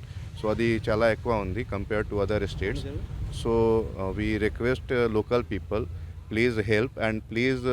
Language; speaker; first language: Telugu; non-native, learner; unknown